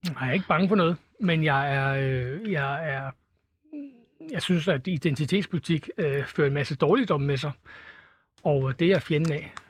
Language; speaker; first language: Danish; native; Danish